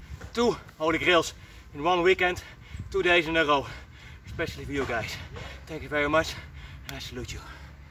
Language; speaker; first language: English; non-native, fluent; Dutch